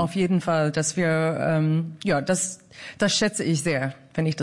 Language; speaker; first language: German; non-native, fluent; English